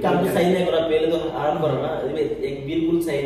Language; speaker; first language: Hindi; non-native, learner; Bangla